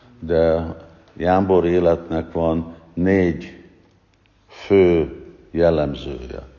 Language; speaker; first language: Hungarian; non-native, fluent; English